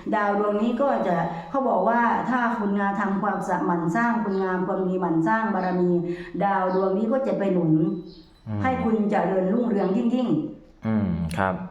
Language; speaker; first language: Thai; non-native, local second language; Northeastern Thai